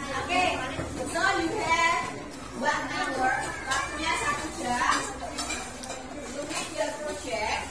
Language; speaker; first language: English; non-native, fluent; Indonesian